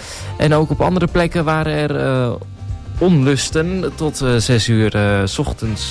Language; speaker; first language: Dutch; native; Dutch